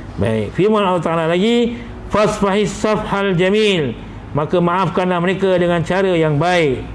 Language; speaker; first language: Malay; native; Malay